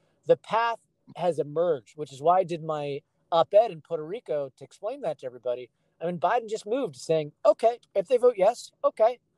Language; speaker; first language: English; native; English